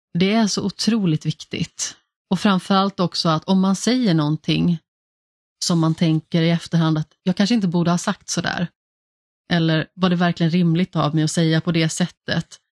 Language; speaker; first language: Swedish; native; Swedish